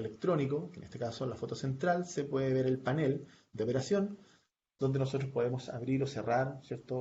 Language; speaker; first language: Spanish; native; Spanish